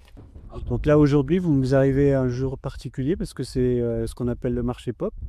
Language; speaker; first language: French; native; French